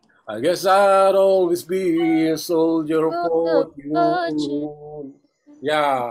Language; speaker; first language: English; non-native, local second language; Malay